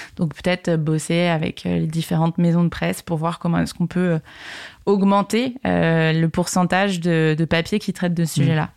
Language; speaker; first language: French; native; French